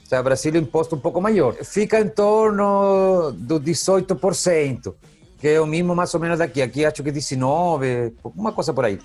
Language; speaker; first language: Portuguese; non-native, fluent; Spanish